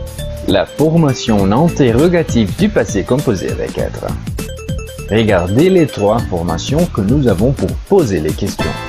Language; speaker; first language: French; non-native, fluent; Portuguese